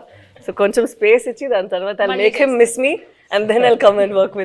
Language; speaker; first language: Telugu; non-native, fluent; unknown